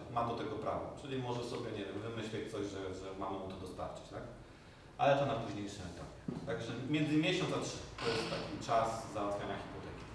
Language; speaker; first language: Polish; native; Polish